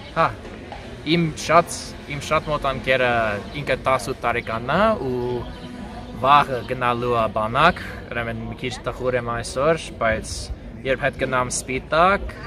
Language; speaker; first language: Armenian; non-native, learner; English